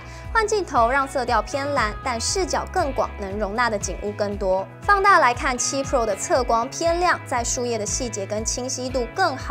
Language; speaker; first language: Chinese; native; Chinese